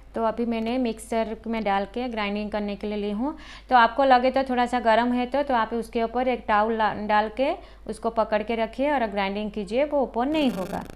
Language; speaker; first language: Hindi; non-native, local second language; Odia